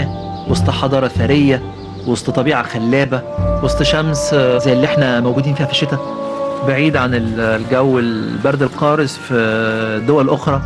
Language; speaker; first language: Arabic; native; Arabic